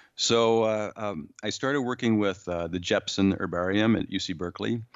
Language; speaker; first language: English; native; English